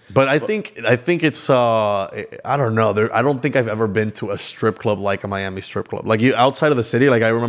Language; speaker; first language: English; early bilingual, other home language; Spanish